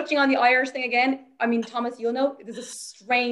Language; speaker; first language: English; native; English